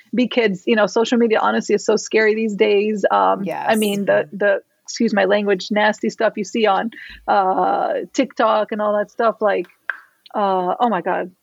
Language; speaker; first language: English; native; English